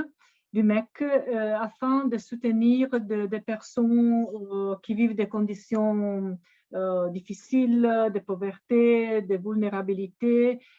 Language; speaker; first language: French; non-native, fluent; Italian